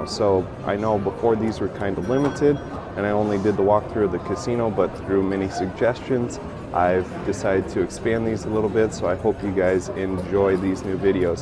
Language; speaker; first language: English; native; English